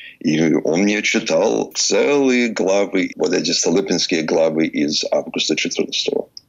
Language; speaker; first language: Russian; non-native, fluent; English